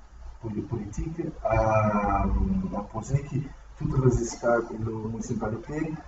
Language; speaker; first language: French; non-native, learner; Portuguese